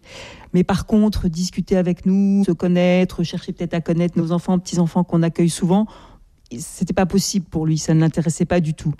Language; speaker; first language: French; native; French